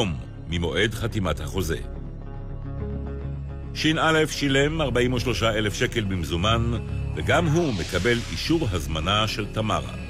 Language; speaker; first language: Hebrew; native; Hebrew